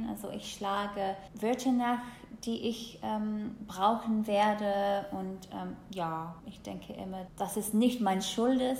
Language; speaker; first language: German; non-native, fluent; English